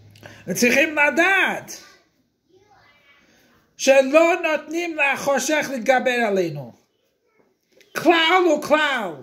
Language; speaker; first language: Hebrew; non-native, fluent; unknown